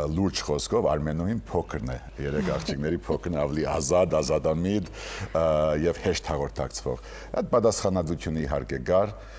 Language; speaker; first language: Armenian; early bilingual, heritage; Armenian